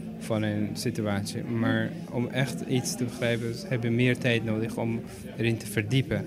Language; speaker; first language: Dutch; non-native, fluent; Persian